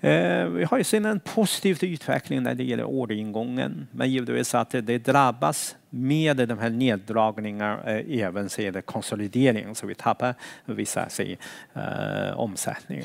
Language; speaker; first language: Swedish; non-native, fluent; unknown